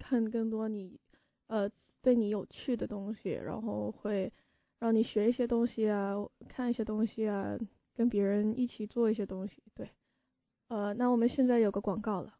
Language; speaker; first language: Chinese; early bilingual, heritage; Chinese